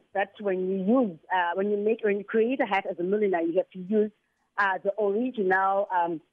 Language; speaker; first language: English; non-native, local second language; Xhosa